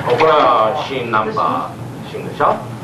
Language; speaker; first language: Japanese; native; Japanese